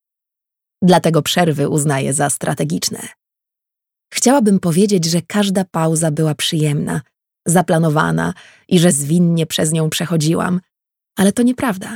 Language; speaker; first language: Polish; native; Polish